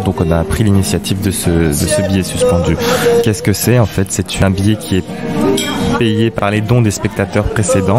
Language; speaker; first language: French; native; French